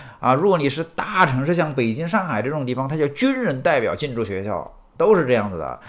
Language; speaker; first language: Chinese; native; Chinese